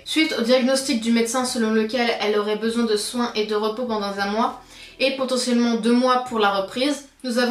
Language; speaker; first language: French; native; French